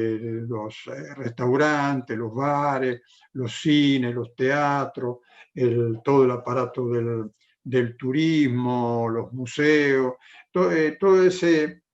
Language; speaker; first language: Spanish; non-native, fluent; Italian